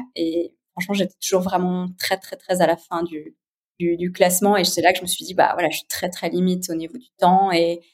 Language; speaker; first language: French; native; French